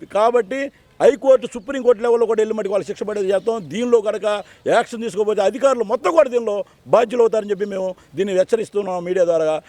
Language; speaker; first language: Telugu; native; Telugu